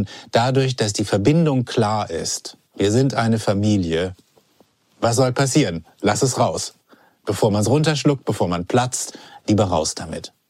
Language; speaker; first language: German; native; German